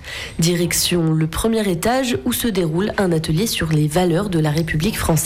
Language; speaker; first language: French; native; French